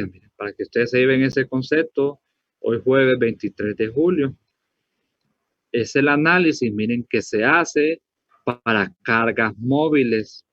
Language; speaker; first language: Spanish; native; Spanish